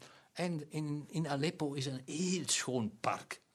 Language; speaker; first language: Dutch; non-native, local second language; German